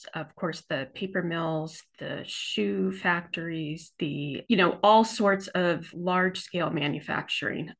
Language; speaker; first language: English; native; English